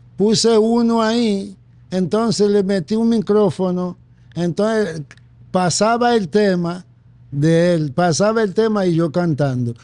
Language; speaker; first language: Spanish; non-native, fluent; Haitian Creole